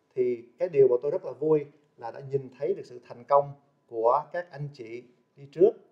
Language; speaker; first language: Vietnamese; early bilingual, heritage; Vietnamese